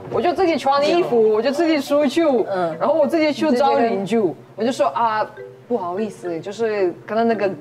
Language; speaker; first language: Chinese; non-native, fluent; Ukrainian